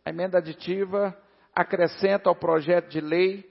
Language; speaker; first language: Portuguese; native; Portuguese